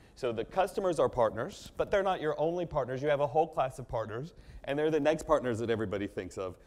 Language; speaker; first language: English; native; English